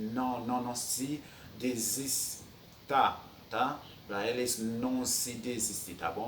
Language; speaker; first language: Portuguese; non-native, fluent; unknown